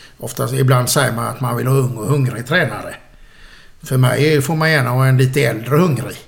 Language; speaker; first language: Swedish; native; Swedish